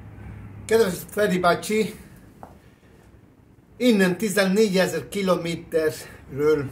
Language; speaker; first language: Hungarian; non-native, fluent; Spanish